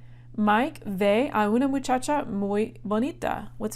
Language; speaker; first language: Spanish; non-native, fluent; English